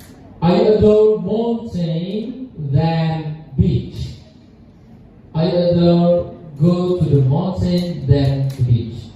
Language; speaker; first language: English; non-native, learner; Indonesian